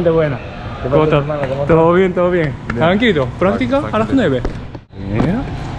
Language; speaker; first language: Spanish; non-native, learner; Japanese